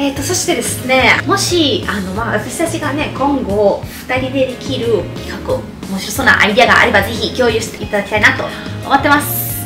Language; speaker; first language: Japanese; non-native, fluent; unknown